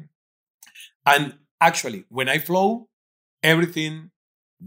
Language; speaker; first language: English; non-native, fluent; Spanish